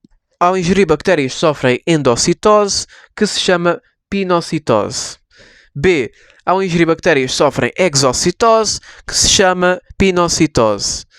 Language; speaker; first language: Portuguese; native; Portuguese